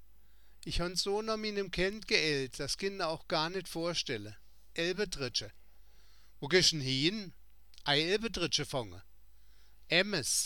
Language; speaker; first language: German; native; German